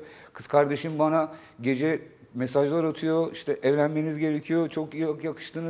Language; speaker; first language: Turkish; native; Turkish